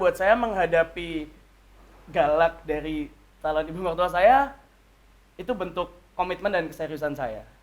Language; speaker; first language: Indonesian; native; Indonesian